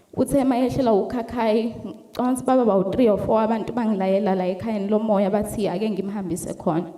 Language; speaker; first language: Zulu; native; Zulu